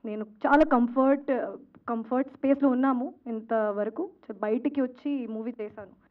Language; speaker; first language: Telugu; non-native, fluent; Hindi